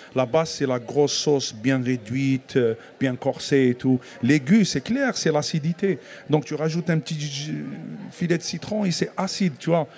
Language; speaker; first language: French; non-native, local second language; Kabyle